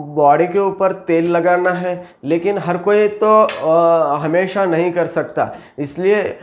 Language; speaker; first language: Hindi; non-native, local second language; Marathi